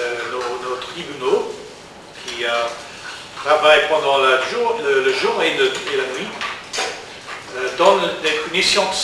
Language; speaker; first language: French; non-native, learner; English